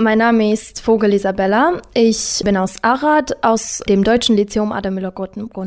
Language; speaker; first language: German; non-native, fluent; Romanian